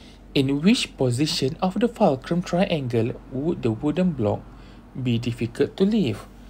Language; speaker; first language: English; non-native, local second language; Malay